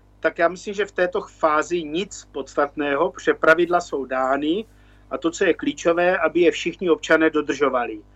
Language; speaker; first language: Czech; native; Czech